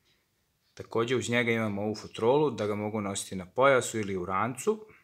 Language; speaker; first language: Serbian; native; Serbian